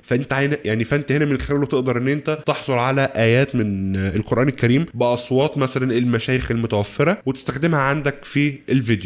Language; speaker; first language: Arabic; native; Arabic